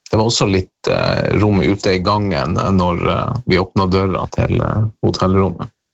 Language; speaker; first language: Norwegian; native; Norwegian